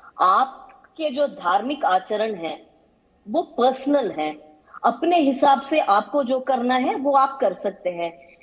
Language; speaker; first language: Hindi; non-native, local second language; Kannada